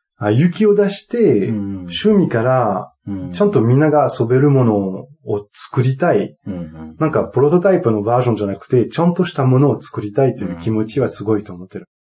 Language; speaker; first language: Japanese; non-native, fluent; French